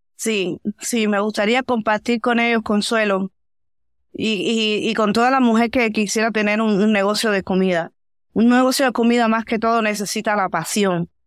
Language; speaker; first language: Spanish; native; Spanish